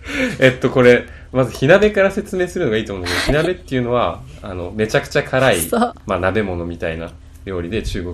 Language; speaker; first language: Japanese; native; Japanese